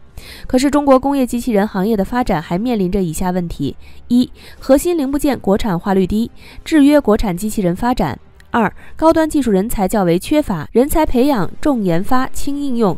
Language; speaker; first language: Chinese; native; Chinese